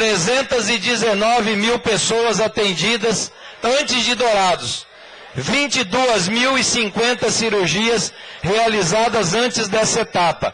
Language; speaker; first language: Portuguese; native; Portuguese